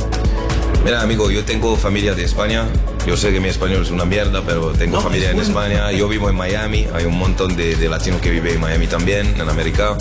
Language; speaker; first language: Spanish; non-native, learner; French